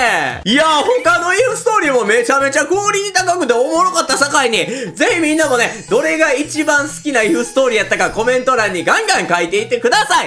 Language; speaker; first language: Japanese; native; Japanese